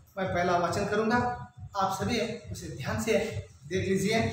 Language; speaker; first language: Hindi; non-native, local second language; Kannada